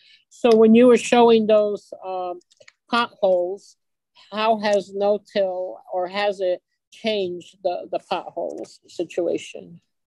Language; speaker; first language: English; early bilingual, other home language; Ukrainian